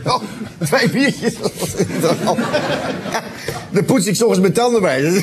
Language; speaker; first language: Dutch; native; Dutch